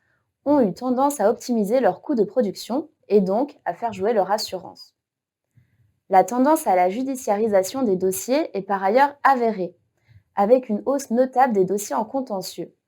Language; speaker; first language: French; native; French